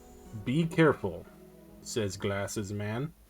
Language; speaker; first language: English; native; English